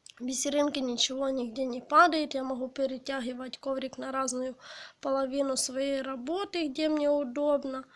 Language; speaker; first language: Russian; non-native, local second language; Ukrainian